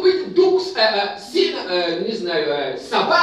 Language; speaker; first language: Russian; non-native, fluent; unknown